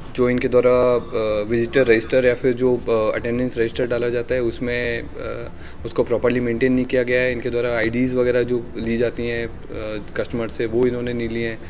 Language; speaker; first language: Hindi; native; Hindi